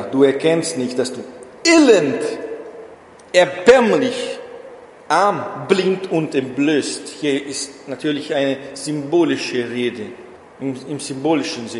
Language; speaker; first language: German; non-native, fluent; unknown